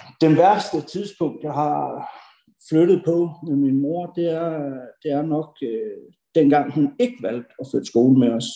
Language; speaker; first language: Danish; early bilingual, other home language; Norwegian